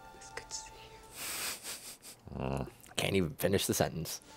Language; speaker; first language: English; native; English